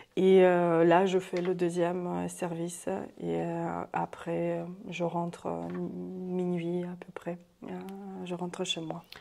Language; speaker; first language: French; non-native, fluent; Russian